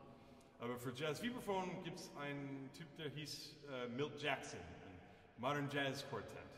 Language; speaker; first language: German; non-native, fluent; English